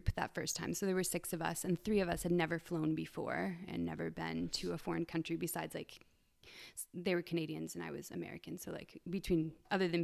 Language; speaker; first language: English; native; English